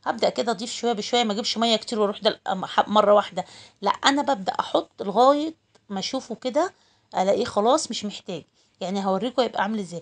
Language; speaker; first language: Arabic; native; Arabic